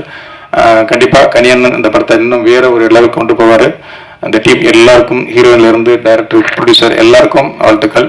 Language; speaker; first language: Tamil; native; Tamil